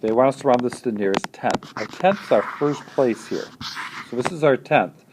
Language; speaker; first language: English; native; English